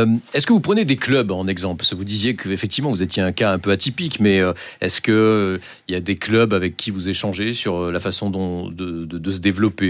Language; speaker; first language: French; native; French